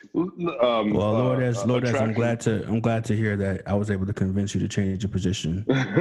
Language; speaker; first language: English; native; English